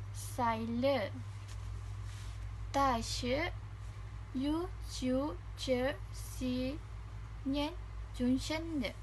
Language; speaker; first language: Chinese; non-native, learner; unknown